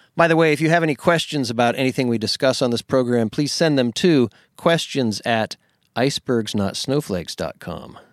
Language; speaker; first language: English; native; English